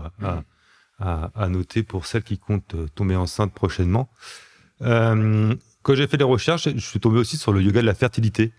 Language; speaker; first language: French; native; French